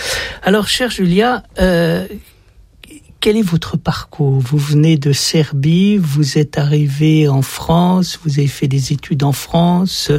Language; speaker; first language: French; native; French